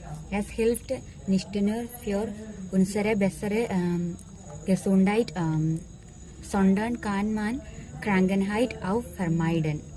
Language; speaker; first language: German; non-native, learner; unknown